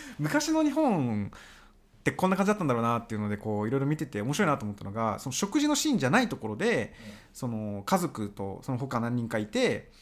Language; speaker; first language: Japanese; native; Japanese